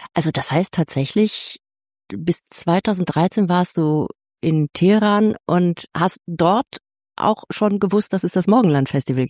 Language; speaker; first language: German; native; German